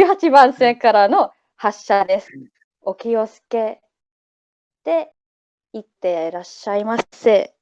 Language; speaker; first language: Japanese; non-native, learner; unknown